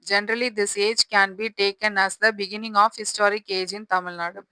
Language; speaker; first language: English; non-native, local second language; Tamil